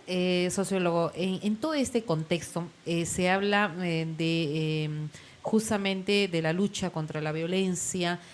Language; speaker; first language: Spanish; native; Spanish